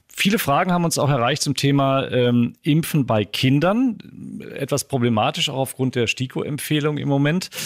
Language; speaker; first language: German; native; German